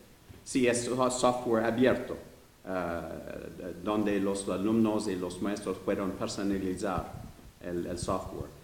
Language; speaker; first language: Spanish; non-native, learner; English